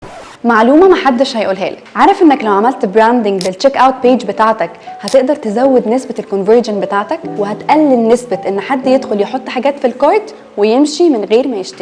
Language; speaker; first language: Arabic; native; Arabic